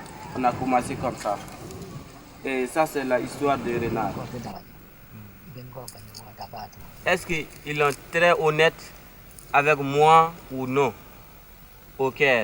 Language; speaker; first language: French; non-native, learner; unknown